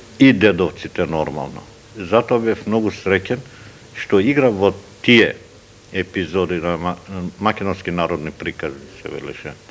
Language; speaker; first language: Macedonian; non-native, local second language; Turkish